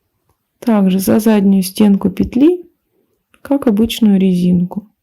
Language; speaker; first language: Russian; native; Russian